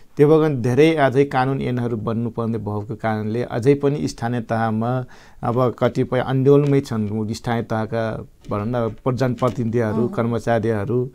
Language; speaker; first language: Nepali; non-native, local second language; Rana Tharu